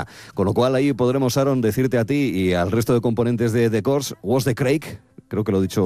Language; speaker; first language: Spanish; native; Spanish